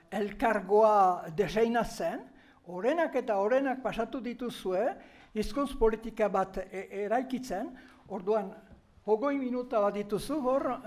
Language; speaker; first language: Basque; native; Basque